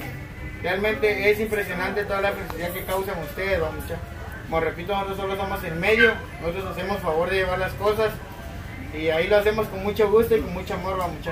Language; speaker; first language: Spanish; native; Spanish